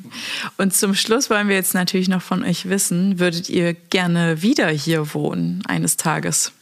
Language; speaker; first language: German; native; German